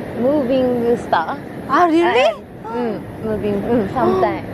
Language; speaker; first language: English; non-native, learner; Korean